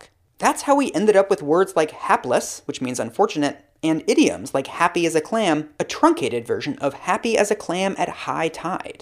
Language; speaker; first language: English; native; English